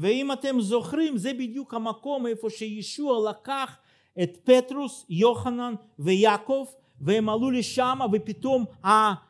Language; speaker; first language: Hebrew; non-native, fluent; Russian